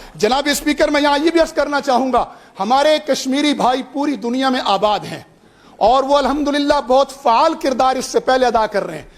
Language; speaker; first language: Urdu; non-native, local second language; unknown